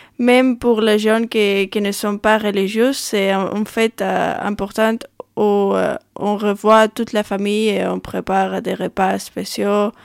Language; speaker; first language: French; non-native, learner; Spanish